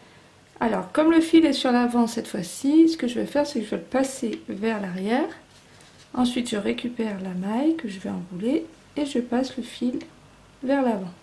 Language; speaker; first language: French; native; French